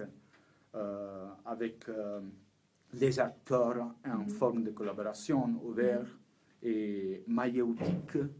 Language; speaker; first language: French; non-native, learner; Italian